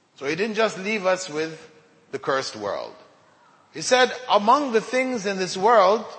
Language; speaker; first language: English; native; English